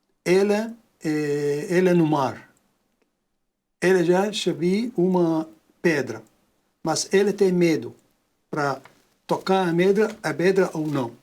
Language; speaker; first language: Portuguese; non-native, learner; Arabic